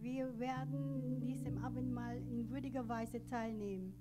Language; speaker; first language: German; non-native, learner; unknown